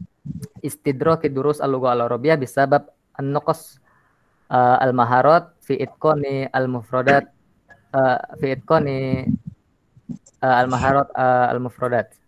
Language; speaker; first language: Arabic; non-native, learner; Indonesian